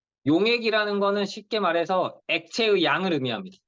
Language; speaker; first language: Korean; native; Korean